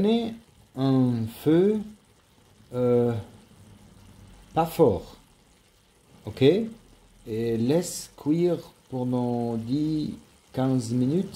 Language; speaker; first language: French; non-native, learner; German